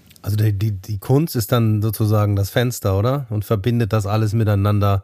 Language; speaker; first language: German; native; German